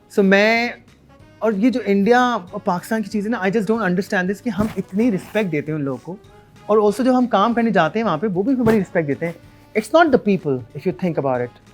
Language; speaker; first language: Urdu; native; Urdu